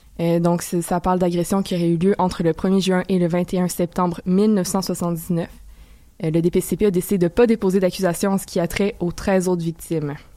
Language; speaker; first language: French; native; French